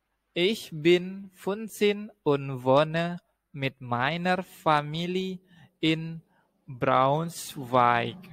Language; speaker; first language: German; non-native, learner; Indonesian